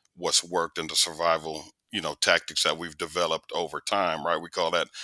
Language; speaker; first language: English; native; English